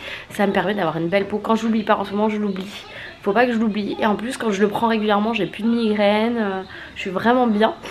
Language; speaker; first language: French; native; French